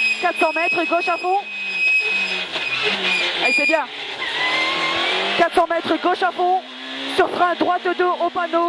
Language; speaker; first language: French; native; French